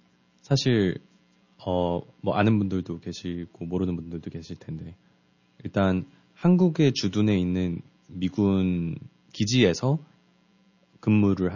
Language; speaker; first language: Korean; native; Korean